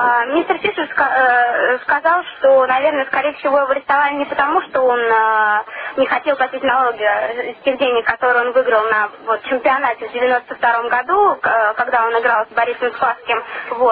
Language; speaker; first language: Russian; native; Russian